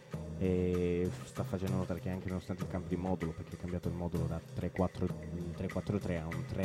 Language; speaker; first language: Italian; native; Italian